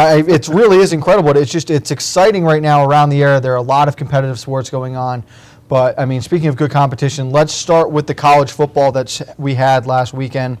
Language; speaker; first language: English; native; English